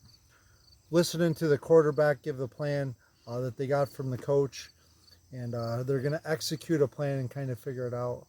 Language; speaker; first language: English; native; English